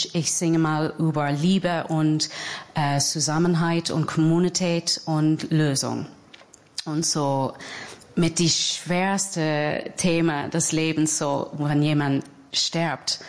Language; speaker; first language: German; non-native, fluent; English